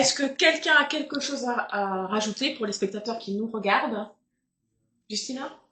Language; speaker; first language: French; native; French